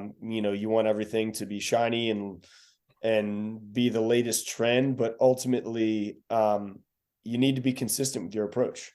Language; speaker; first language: English; native; English